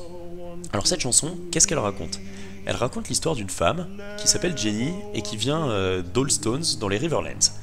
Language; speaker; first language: French; native; French